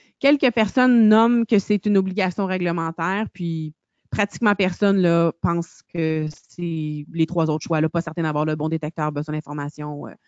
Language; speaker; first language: French; native; French